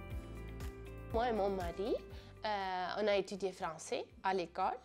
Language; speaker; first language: French; non-native, fluent; Italian